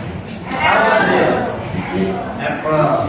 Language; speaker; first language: English; non-native, local second language; Javanese